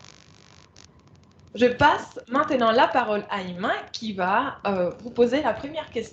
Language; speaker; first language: French; non-native, fluent; Spanish